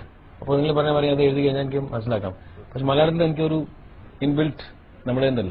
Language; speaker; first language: Malayalam; early bilingual, heritage; Malayalam